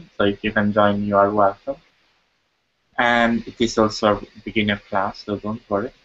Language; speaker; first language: English; non-native, fluent; Italian